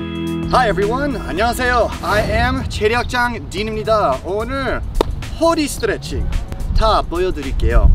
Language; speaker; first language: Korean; non-native, fluent; English